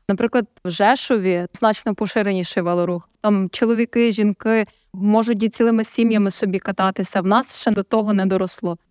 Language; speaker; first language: Ukrainian; native; Ukrainian